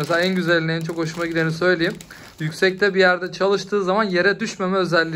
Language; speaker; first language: Turkish; native; Turkish